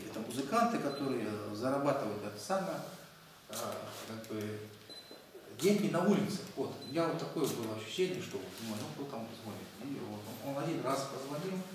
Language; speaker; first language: Russian; native; Russian